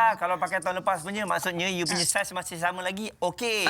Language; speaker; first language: Malay; native; Malay